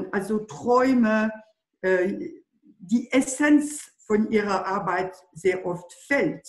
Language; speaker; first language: German; non-native, fluent; French